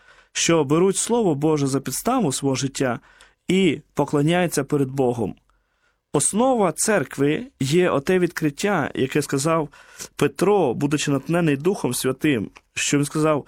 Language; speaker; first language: Ukrainian; native; Ukrainian